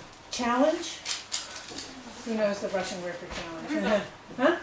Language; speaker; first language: English; native; English